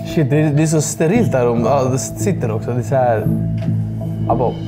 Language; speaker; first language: Swedish; native; Swedish